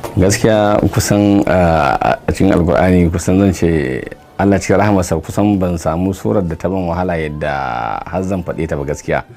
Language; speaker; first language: Hausa; native; Hausa